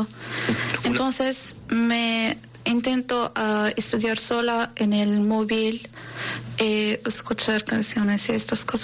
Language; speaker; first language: Spanish; non-native, learner; Arabic